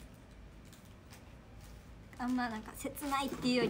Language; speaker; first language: Japanese; native; Japanese